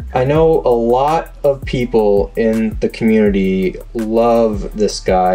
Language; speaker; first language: English; native; English